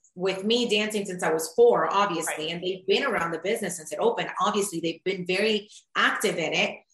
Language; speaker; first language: English; early bilingual, other home language; Spanish